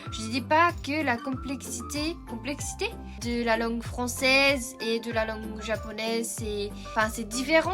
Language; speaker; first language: French; non-native, fluent; Japanese